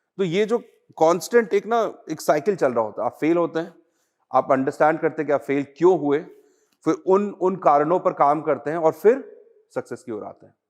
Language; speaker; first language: Hindi; native; Hindi